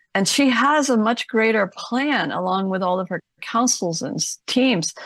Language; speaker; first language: English; native; English